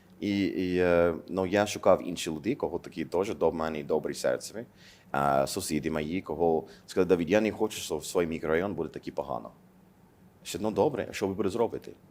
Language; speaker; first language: Ukrainian; non-native, learner; English